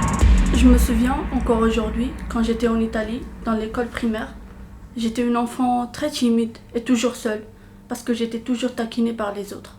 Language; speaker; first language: French; non-native, fluent; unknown